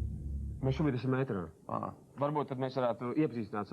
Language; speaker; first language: Latvian; native; Latvian